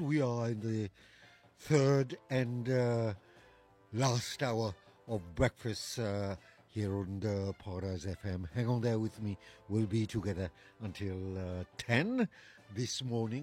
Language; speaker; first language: English; non-native, local second language; Seselwa Creole French